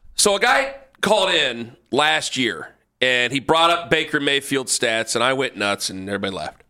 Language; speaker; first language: English; native; English